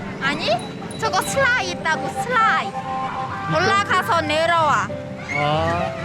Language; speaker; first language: Korean; non-native, fluent; Khmer